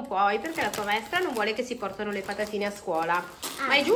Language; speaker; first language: Italian; native; Italian